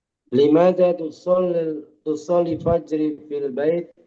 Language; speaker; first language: Arabic; non-native, learner; Indonesian